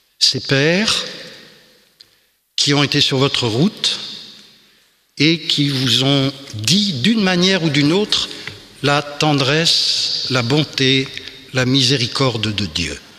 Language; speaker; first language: French; native; French